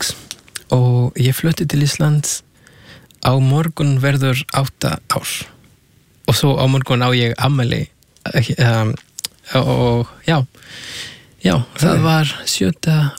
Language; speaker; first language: Icelandic; non-native, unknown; Spanish